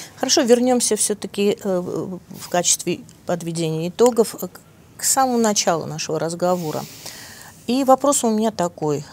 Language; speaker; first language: Russian; non-native, local second language; Armenian